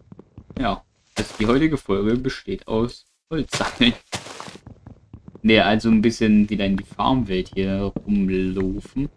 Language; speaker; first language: German; native; German